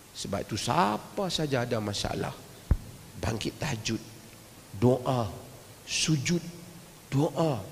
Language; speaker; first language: Malay; native; Malay